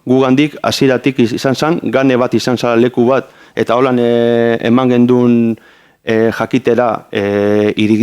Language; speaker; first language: Basque; native; Basque